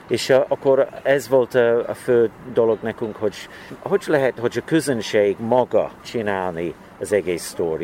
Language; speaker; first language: Hungarian; non-native, learner; English